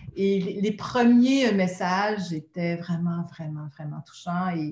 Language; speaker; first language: French; native; French